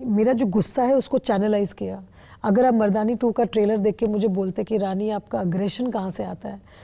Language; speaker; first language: Hindi; non-native, local second language; Bangla